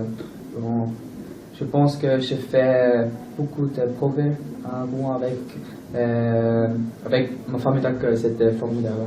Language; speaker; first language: French; non-native, local second language; German